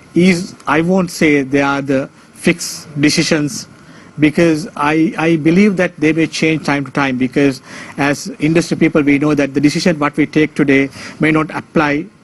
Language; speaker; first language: English; non-native, local second language; Sinhala